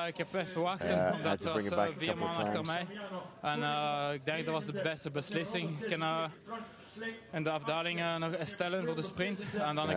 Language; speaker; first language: Dutch; non-native, local second language; French